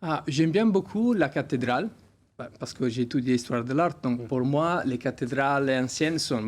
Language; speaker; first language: French; non-native, learner; Italian